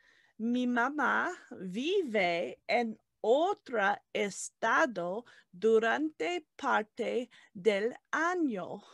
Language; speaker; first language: Spanish; non-native, learner; English